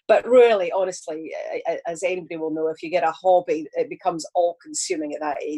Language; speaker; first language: English; native; English